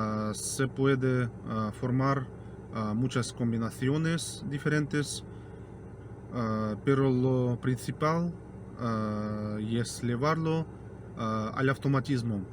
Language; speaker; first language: Spanish; non-native, fluent; Russian